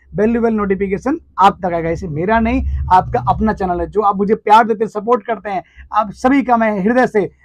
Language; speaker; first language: Hindi; native; Hindi